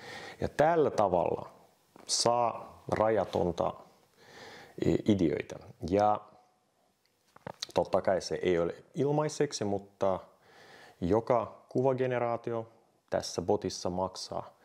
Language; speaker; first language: Finnish; non-native, fluent; Russian